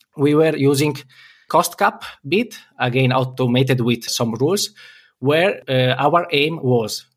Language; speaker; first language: English; non-native, fluent; Italian